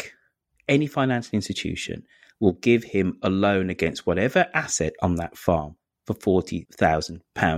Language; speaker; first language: English; native; English